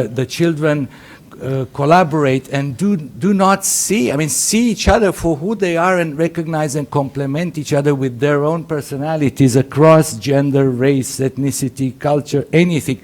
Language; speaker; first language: English; non-native, fluent; Romanian